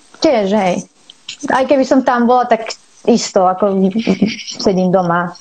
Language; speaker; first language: Slovak; non-native, fluent; Arabic